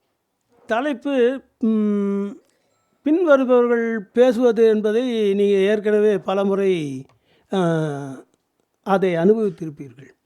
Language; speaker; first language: Tamil; native; Tamil